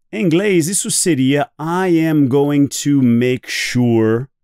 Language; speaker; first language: Portuguese; non-native, fluent; English